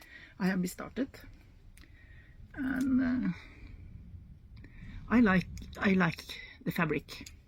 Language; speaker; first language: English; non-native, learner; Norwegian